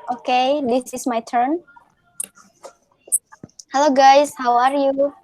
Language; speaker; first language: English; non-native, learner; Indonesian